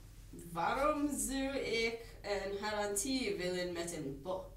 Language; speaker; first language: Dutch; non-native, learner; English